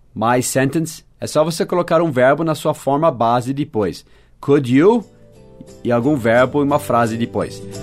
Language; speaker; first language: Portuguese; non-native, fluent; English